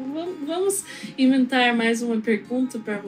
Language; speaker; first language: Portuguese; non-native, fluent; Russian